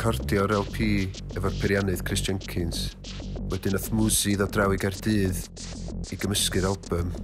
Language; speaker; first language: Welsh; native; Welsh